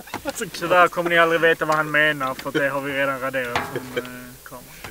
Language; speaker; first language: Swedish; native; Swedish